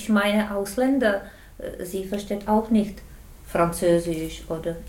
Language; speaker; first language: German; non-native, learner; Czech